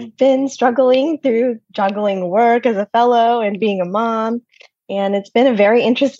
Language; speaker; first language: English; native; English